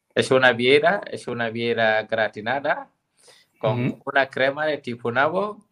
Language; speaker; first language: Spanish; non-native, fluent; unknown